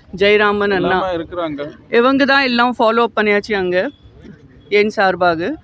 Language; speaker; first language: Tamil; non-native, learner; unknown